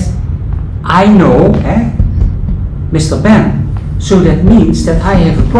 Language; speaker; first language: English; non-native, fluent; Dutch